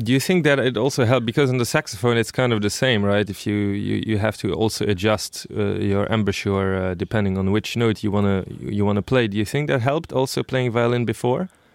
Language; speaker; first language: English; non-native, fluent; Luxembourgish